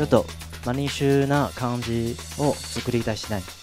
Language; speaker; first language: Japanese; non-native, fluent; Chinese